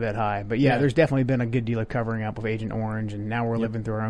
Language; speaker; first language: English; native; English